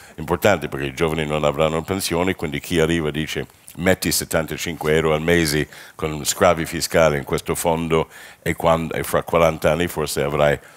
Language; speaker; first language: Italian; non-native, fluent; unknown